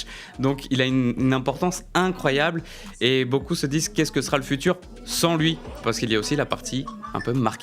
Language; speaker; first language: French; native; French